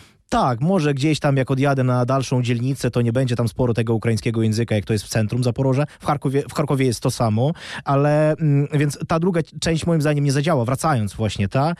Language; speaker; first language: Polish; non-native, fluent; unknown